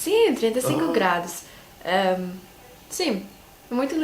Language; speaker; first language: Portuguese; non-native, learner; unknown